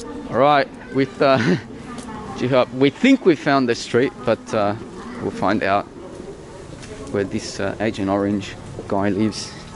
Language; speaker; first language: English; native; English